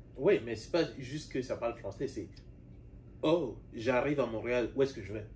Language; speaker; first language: French; native; French